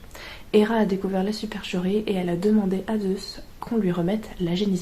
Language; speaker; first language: French; native; French